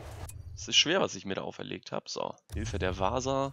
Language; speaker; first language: German; native; German